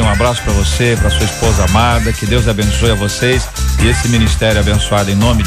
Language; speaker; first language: Portuguese; native; Portuguese